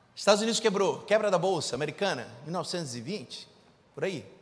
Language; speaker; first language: Portuguese; native; Portuguese